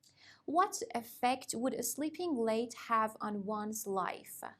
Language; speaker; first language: English; non-native, fluent; Persian